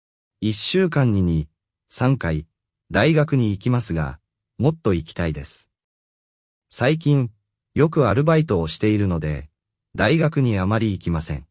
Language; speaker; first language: Japanese; non-native, fluent; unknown